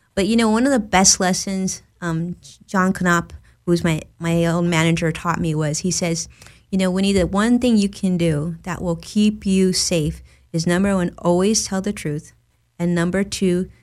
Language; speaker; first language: English; native; English